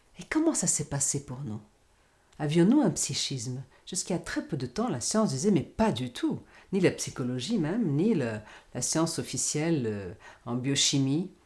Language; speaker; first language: French; non-native, fluent; Portuguese